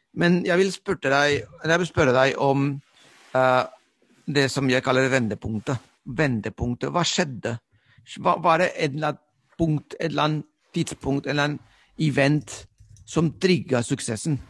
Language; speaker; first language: Norwegian; non-native, fluent; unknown